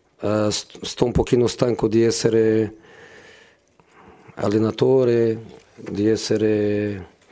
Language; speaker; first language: Italian; non-native, fluent; Portuguese